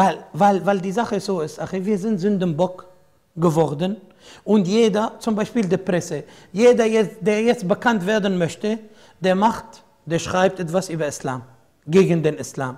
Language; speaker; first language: German; non-native, fluent; Arabic